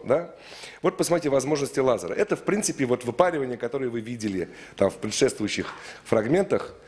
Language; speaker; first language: Russian; native; Russian